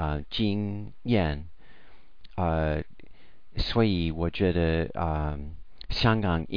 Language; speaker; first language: Chinese; non-native, learner; English